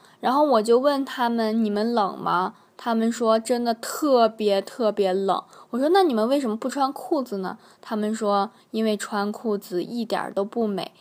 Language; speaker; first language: Chinese; native; Chinese